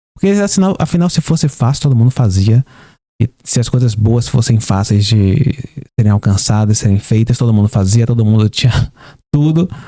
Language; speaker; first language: Portuguese; native; Portuguese